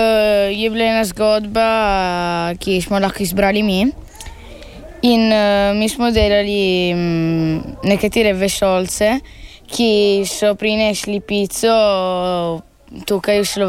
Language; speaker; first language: Slovenian; early bilingual, heritage; Italian